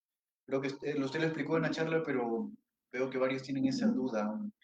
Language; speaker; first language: Spanish; native; Spanish